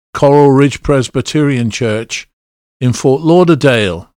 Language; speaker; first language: English; native; English